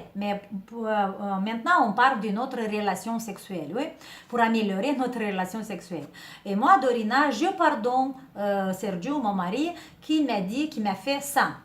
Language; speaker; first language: French; non-native, fluent; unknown